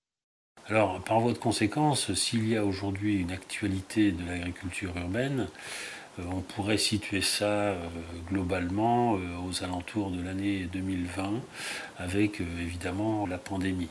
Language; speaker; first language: French; native; French